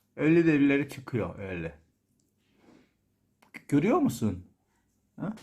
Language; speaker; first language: Turkish; non-native, learner; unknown